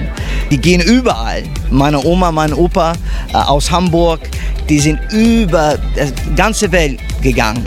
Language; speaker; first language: German; non-native, fluent; English